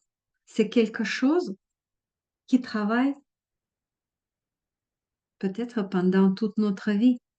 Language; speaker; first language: French; non-native, fluent; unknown